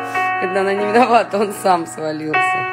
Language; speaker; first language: Russian; native; Russian